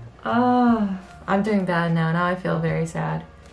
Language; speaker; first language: English; native; English